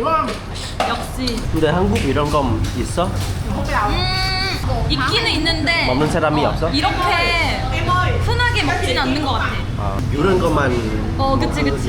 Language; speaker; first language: Korean; non-native, fluent; Vietnamese